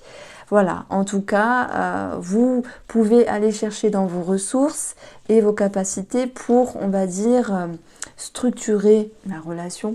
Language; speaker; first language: French; native; French